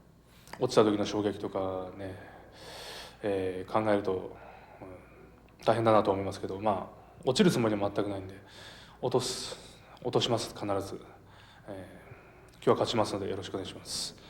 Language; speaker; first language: Japanese; native; Japanese